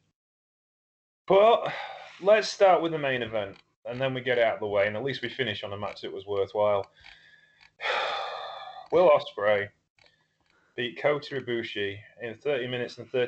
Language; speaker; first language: English; native; English